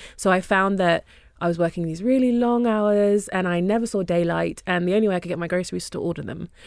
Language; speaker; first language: English; early bilingual, other home language; Yoruba